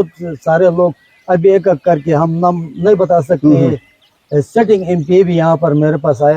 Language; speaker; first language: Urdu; non-native, local second language; Shina